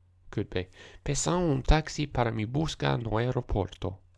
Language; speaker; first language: Portuguese; non-native, learner; English